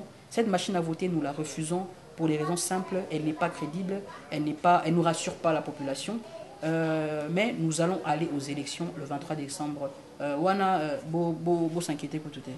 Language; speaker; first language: French; non-native, local second language; Lingala